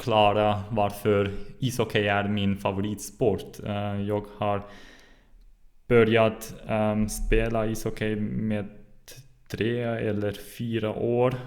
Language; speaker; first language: Swedish; non-native, learner; German